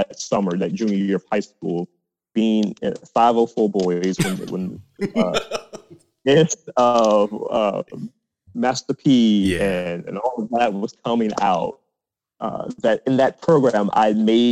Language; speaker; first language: English; native; English